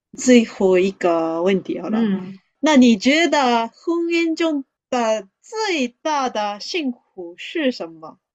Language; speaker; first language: Chinese; non-native, fluent; Japanese